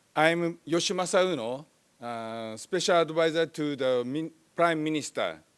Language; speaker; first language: English; non-native, fluent; Japanese